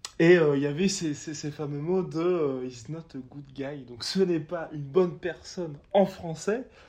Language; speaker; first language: French; native; French